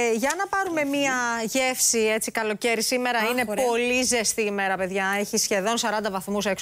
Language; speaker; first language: Greek; native; Greek